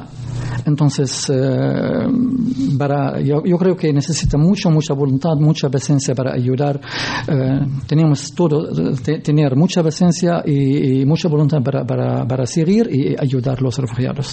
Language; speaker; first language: Spanish; non-native, learner; Arabic